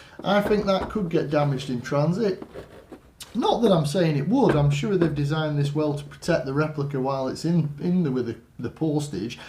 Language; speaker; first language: English; native; English